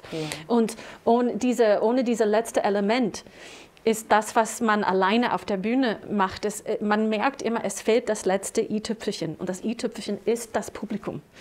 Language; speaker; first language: German; non-native, fluent; English